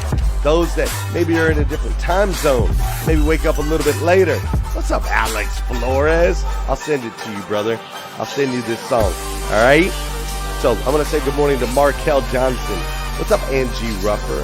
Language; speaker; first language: English; native; English